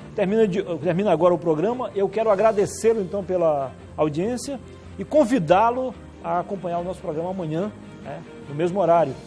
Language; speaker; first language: Portuguese; native; Portuguese